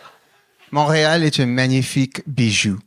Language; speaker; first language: French; non-native, fluent; English